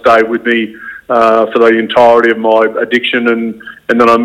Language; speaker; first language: English; native; English